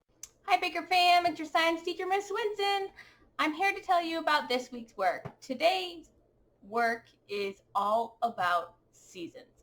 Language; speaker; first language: English; native; English